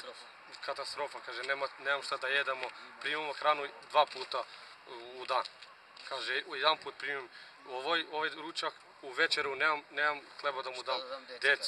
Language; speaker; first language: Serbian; non-native, local second language; Romany